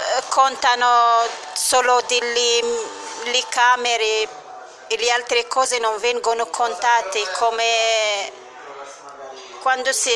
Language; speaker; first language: Italian; non-native, fluent; Arabic